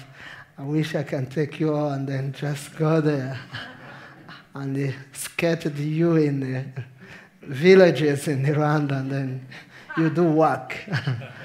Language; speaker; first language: English; non-native, local second language; Kinyarwanda